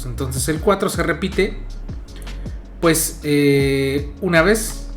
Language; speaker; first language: Spanish; native; Spanish